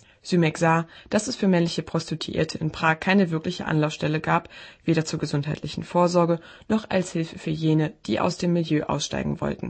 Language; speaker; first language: German; native; German